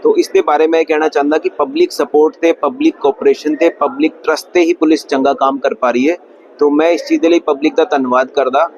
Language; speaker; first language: Hindi; non-native, local second language; Punjabi